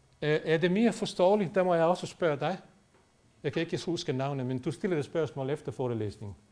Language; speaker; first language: Danish; non-native, fluent; Bosnian